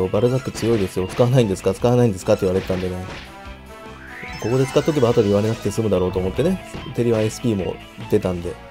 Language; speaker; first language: Japanese; native; Japanese